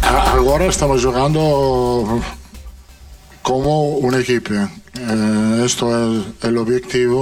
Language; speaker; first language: Portuguese; non-native, fluent; Italian